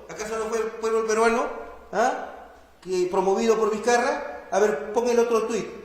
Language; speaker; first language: Spanish; native; Spanish